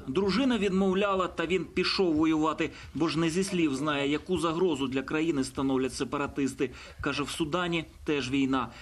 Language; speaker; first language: Ukrainian; native; Ukrainian